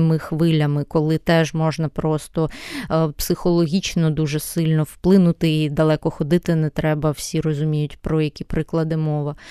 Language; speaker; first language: Ukrainian; native; Ukrainian